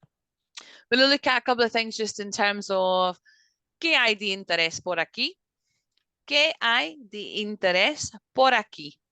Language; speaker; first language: Spanish; non-native, fluent; English